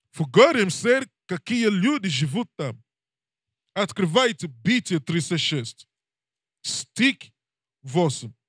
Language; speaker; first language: Russian; non-native, learner; English